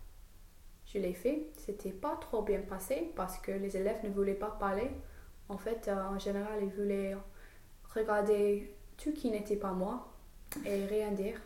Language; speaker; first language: French; non-native, fluent; English